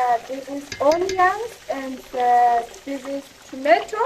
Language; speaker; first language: English; non-native, learner; Persian